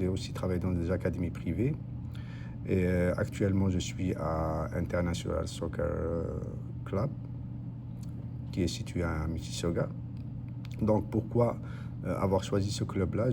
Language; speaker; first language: French; non-native, local second language; Arabic